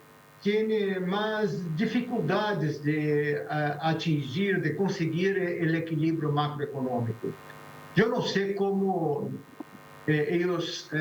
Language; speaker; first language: Spanish; non-native, fluent; Portuguese